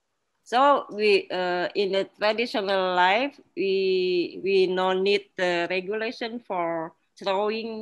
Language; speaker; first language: English; non-native, learner; Indonesian